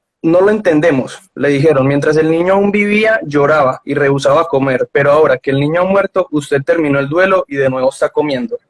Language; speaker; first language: Spanish; native; Spanish